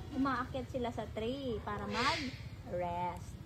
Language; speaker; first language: Filipino; native; Filipino